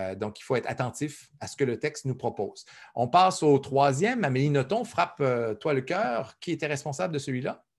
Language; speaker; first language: French; native; French